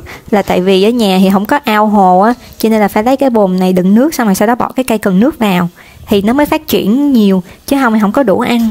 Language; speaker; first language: Vietnamese; native; Vietnamese